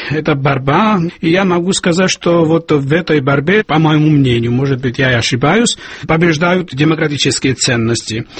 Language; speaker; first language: Russian; non-native, local second language; Georgian